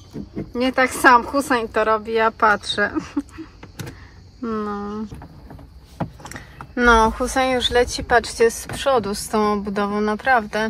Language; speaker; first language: Polish; native; Polish